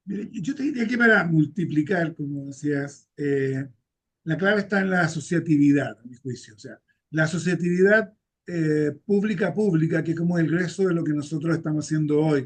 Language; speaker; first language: Spanish; native; Spanish